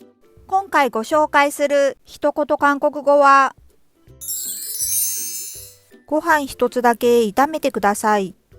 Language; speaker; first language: Japanese; non-native, fluent; Korean